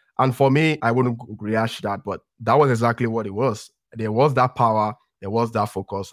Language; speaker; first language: English; non-native, local second language; Yoruba